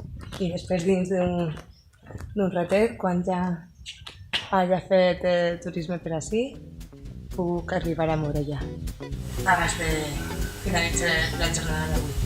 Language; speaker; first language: Catalan; non-native, local second language; Spanish